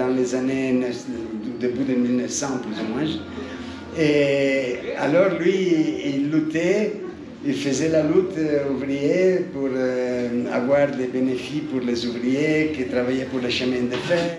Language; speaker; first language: French; non-native, fluent; Italian